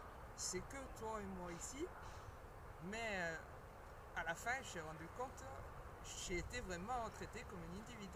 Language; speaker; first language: French; non-native, fluent; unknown